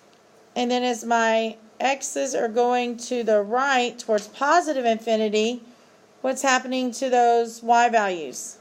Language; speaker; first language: English; native; English